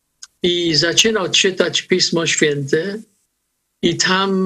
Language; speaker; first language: Polish; early bilingual, heritage; Polish